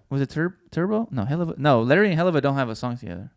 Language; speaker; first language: English; early bilingual, other home language; Spanish